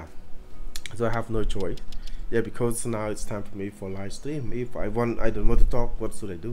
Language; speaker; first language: English; non-native, learner; Khmer